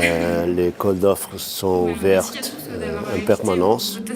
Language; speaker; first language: French; non-native, fluent; Portuguese